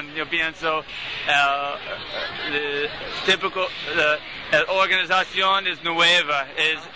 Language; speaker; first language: Spanish; non-native, learner; English